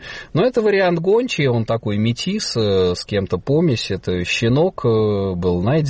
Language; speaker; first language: Russian; native; Russian